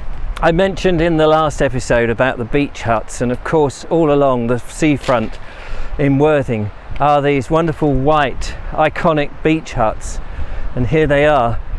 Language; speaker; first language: English; native; English